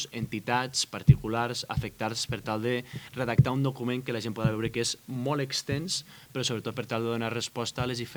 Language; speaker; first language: Catalan; native; Catalan